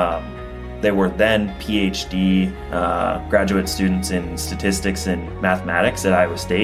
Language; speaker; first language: English; native; English